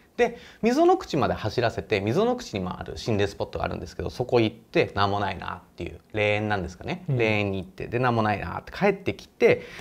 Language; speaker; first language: Japanese; native; Japanese